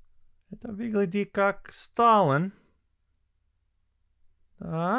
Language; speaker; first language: Russian; non-native, fluent; English